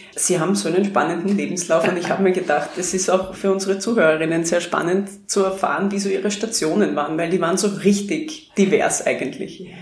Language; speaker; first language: German; native; German